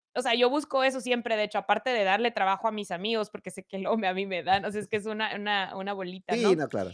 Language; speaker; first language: Spanish; native; Spanish